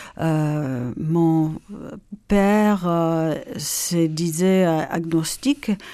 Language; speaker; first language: French; non-native, fluent; English